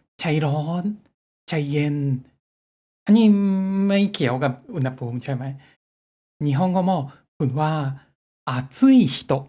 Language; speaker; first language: Thai; non-native, learner; Japanese